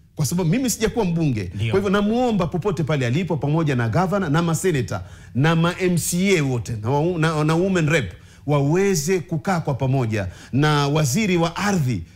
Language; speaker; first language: Swahili; native; Swahili